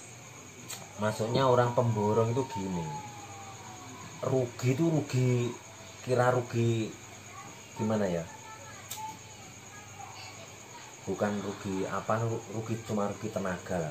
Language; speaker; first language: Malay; non-native, local second language; Javanese